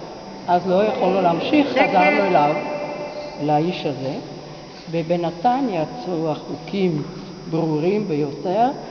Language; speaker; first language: Hebrew; non-native, fluent; Italian